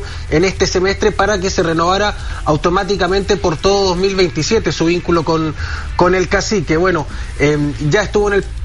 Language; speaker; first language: Spanish; native; Spanish